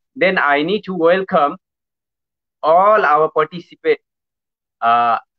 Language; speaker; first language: English; non-native, learner; Nepali